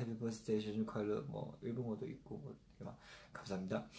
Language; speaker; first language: Korean; non-native, fluent; Chinese